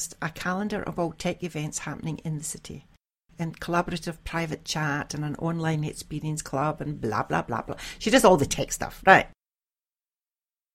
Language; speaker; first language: English; native; English